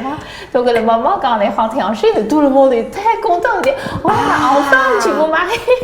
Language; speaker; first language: French; non-native, learner; Chinese